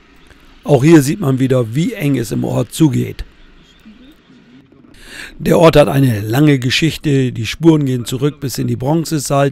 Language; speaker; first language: German; native; German